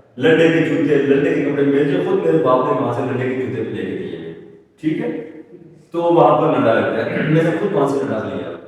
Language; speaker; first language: Urdu; non-native, local second language; Punjabi